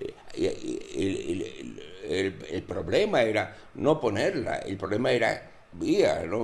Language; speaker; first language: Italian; non-native, learner; Spanish